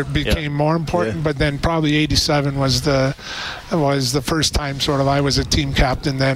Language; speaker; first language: English; native; English